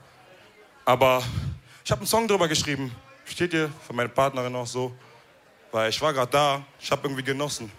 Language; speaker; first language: German; early bilingual, other home language; Wolof